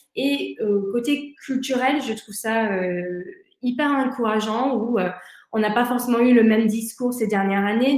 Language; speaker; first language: French; early bilingual, heritage; English